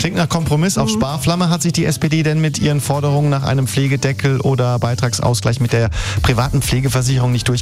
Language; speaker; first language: German; native; German